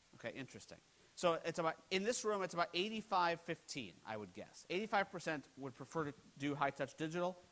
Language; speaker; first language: English; native; English